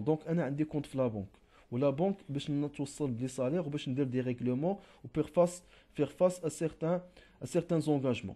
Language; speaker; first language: French; non-native, local second language; Arabic